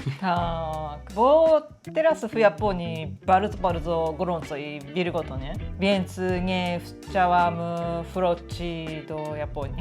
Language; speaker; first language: Polish; non-native, learner; Japanese